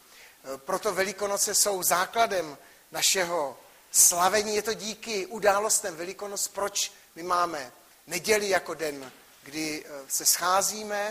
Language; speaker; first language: Czech; native; Czech